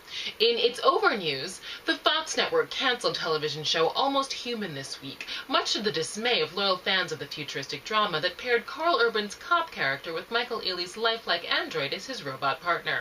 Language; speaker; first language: English; native; English